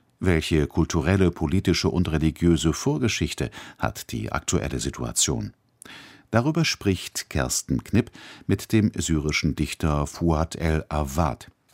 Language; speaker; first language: German; native; German